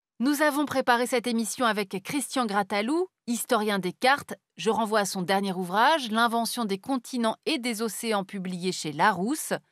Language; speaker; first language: French; native; French